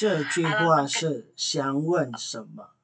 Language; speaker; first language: Chinese; non-native, fluent; Indonesian